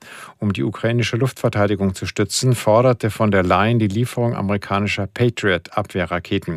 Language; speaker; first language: German; native; German